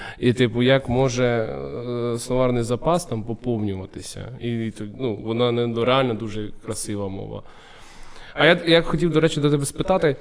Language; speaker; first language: Ukrainian; non-native, local second language; Russian